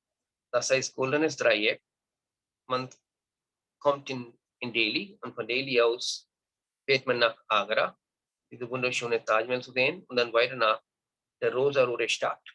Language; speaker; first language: German; non-native, learner; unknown